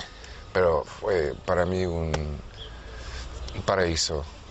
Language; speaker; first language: Spanish; non-native, fluent; English